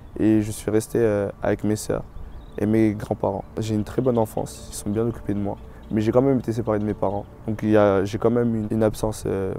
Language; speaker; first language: French; early bilingual, other home language; Lingala